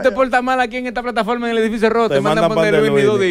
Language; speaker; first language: Spanish; native; Spanish